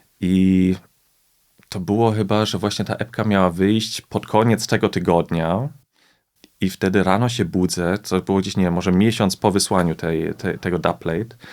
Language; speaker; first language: Polish; early bilingual, heritage; Polish